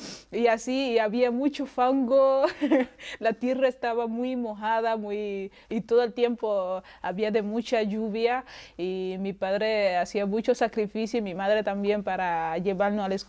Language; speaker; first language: Spanish; non-native, local second language; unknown